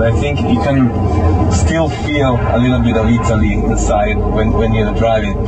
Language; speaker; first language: English; non-native, fluent; Italian